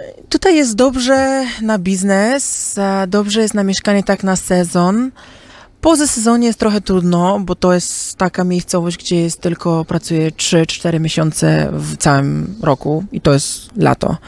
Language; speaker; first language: Polish; early bilingual, heritage; Polish